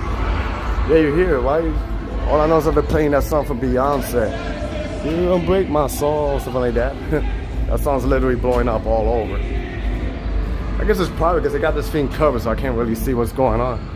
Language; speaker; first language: English; non-native, local second language; Spanish